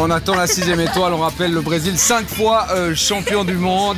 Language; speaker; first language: French; native; French